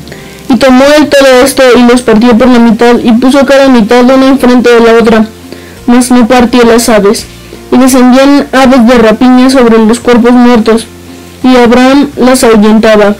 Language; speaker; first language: Spanish; native; Spanish